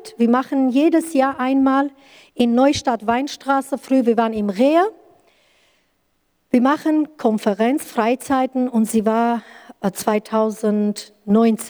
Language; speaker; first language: German; non-native, learner; Kurdish